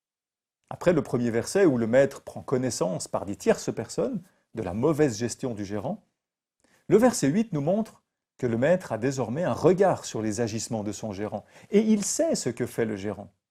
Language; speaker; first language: French; native; French